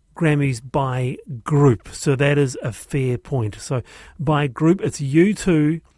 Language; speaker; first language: English; native; English